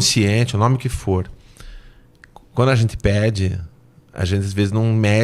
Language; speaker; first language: Portuguese; native; Portuguese